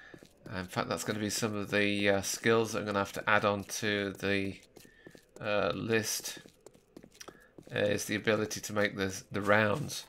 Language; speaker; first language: English; native; English